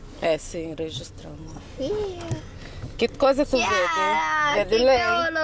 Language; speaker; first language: Italian; non-native, learner; Portuguese